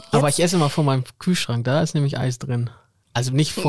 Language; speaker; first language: German; native; German